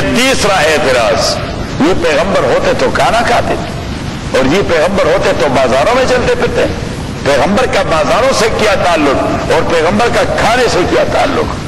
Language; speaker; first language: Urdu; non-native, local second language; Pashto